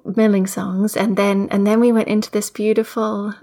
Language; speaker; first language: English; native; English